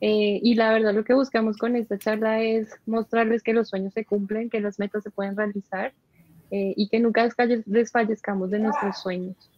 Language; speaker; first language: Spanish; native; Spanish